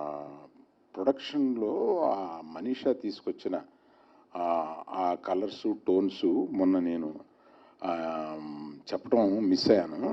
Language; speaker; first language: Telugu; native; Telugu